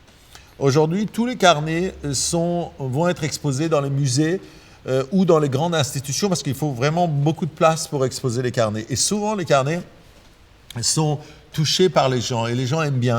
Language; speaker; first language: French; non-native, fluent; Persian